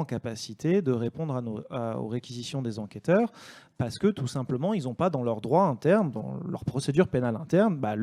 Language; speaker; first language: French; native; French